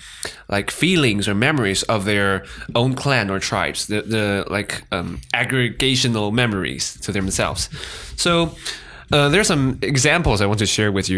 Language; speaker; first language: English; non-native, fluent; Chinese